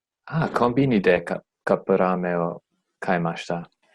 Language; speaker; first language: Japanese; non-native, learner; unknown